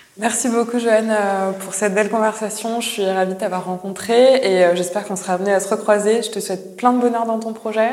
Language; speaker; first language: French; native; French